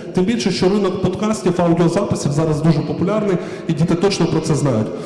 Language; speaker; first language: Ukrainian; native; Ukrainian